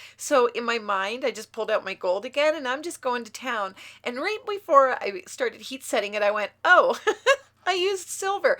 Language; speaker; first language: English; native; English